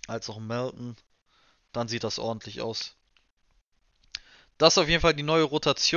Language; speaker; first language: German; native; German